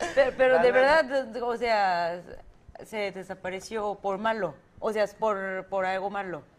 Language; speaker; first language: Spanish; non-native, fluent; Korean